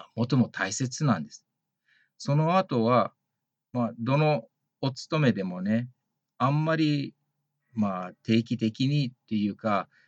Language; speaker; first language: Japanese; early bilingual, heritage; Japanese